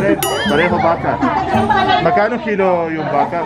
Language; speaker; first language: Filipino; non-native, learner; Arabic